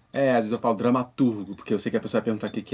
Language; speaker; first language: Portuguese; native; Portuguese